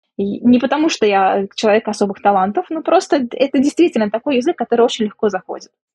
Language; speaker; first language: Russian; native; Russian